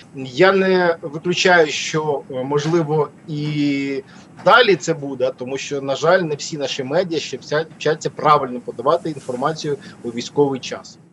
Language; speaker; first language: Ukrainian; native; Ukrainian